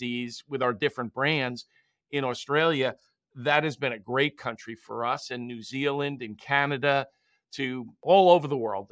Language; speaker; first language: English; native; English